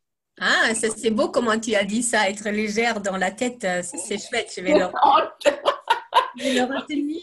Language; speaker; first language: French; non-native, fluent; German